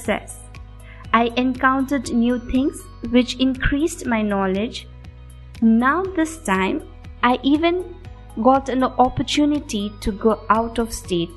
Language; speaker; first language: English; non-native, local second language; Nepali